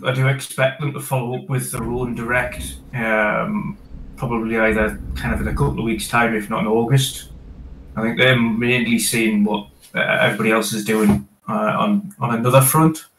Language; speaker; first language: English; native; English